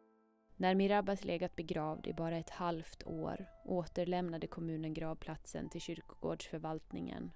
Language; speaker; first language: Swedish; native; Swedish